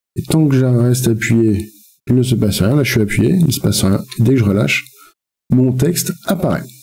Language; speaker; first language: French; native; French